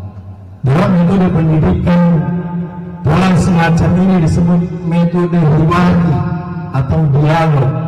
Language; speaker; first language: Indonesian; native; Indonesian